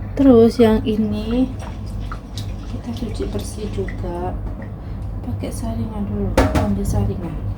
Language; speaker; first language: Indonesian; non-native, local second language; Javanese